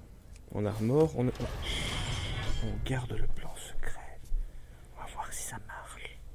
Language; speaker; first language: French; native; French